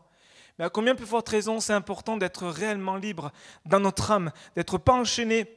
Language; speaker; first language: French; native; French